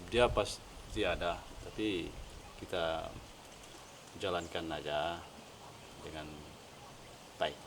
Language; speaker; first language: Indonesian; non-native, local second language; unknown